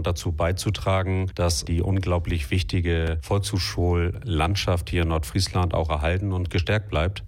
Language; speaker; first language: German; native; German